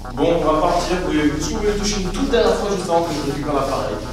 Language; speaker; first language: French; native; French